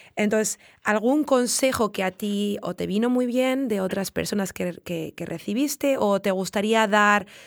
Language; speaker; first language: Spanish; native; Spanish